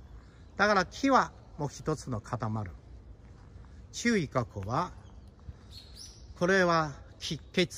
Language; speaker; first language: Japanese; non-native, fluent; Chinese